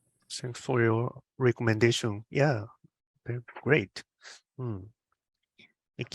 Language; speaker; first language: English; non-native, learner; Japanese